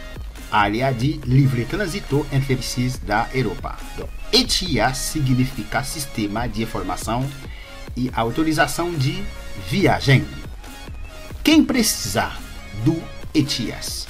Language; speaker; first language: Portuguese; non-native, learner; Haitian Creole